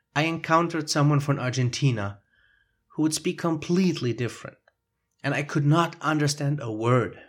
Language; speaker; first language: English; non-native, fluent; German